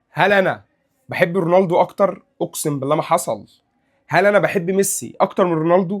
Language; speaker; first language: Arabic; native; Arabic